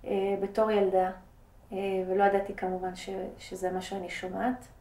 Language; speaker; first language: Hebrew; early bilingual, other home language; Persian